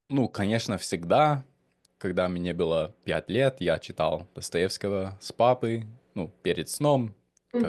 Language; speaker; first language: Russian; non-native, fluent; English